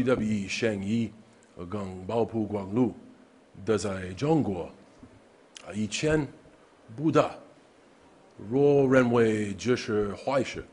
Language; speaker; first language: Chinese; non-native, learner; English